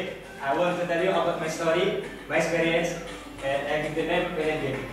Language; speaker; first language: English; non-native, learner; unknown